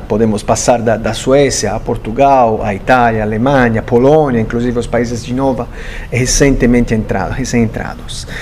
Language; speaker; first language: Portuguese; non-native, fluent; Italian